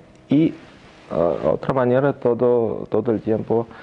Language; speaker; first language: Spanish; non-native, learner; Russian